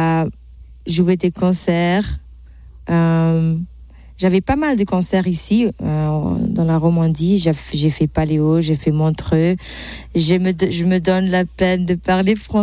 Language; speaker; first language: French; non-native, local second language; German